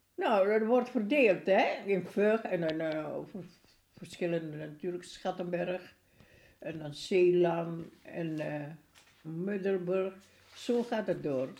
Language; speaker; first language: Dutch; non-native, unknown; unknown